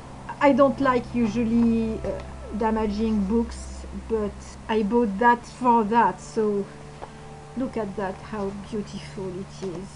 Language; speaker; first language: English; non-native, fluent; French